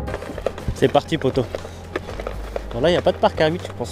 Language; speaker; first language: French; native; French